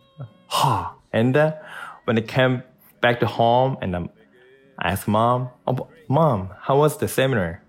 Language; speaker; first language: English; non-native, learner; Korean